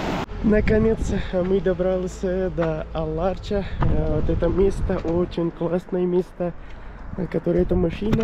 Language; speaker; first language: Russian; non-native, learner; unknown